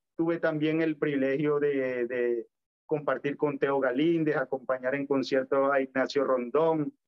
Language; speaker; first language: Spanish; native; Spanish